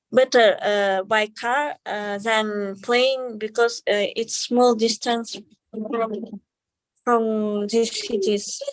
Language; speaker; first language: English; non-native, learner; Kazakh